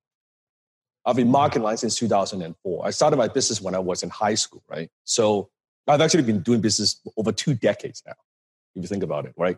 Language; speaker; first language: English; non-native, local second language; Cantonese